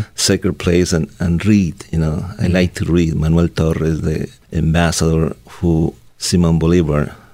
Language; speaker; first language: English; non-native, fluent; Spanish